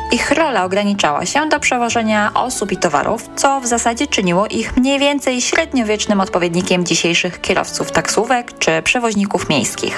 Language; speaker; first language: Polish; native; Polish